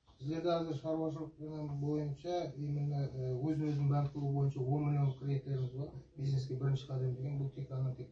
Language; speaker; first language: Uzbek; non-native, local second language; Kara-Kalpak